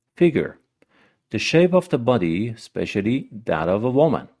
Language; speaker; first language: English; non-native, fluent; Persian